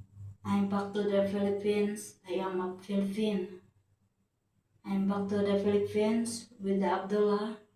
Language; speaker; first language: English; non-native, local second language; Filipino